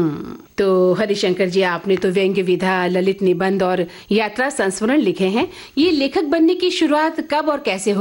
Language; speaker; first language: Hindi; native; Hindi